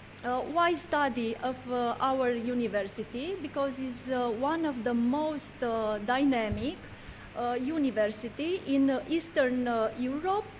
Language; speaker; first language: English; non-native, learner; Romanian